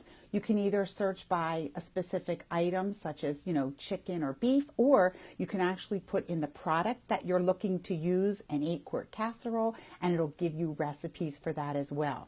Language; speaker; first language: English; native; English